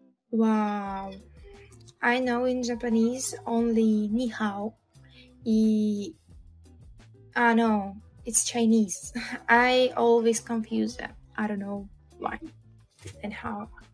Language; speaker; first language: English; non-native, fluent; Russian